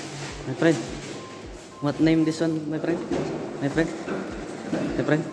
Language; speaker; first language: English; non-native, learner; Filipino